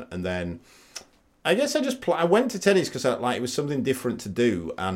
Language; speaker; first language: English; native; English